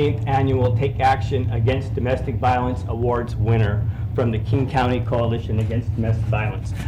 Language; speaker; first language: English; native; English